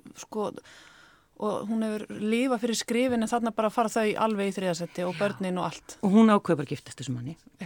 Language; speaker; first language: Icelandic; native; Icelandic